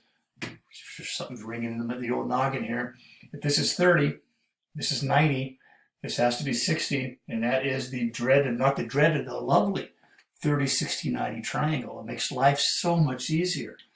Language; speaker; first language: English; native; English